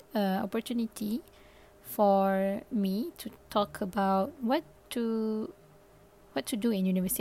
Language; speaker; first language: English; non-native, local second language; Malay